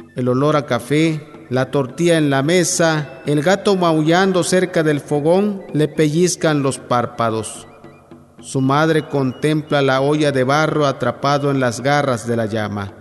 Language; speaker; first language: Spanish; non-native, local second language; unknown